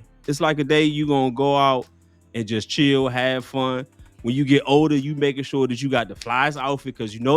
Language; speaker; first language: English; native; English